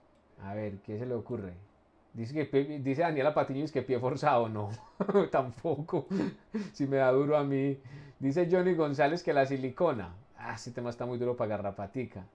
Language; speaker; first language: Spanish; native; Spanish